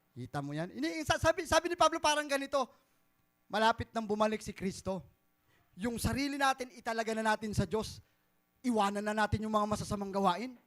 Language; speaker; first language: Filipino; non-native, local second language; Bikol